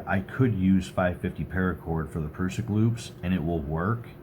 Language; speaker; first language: English; native; English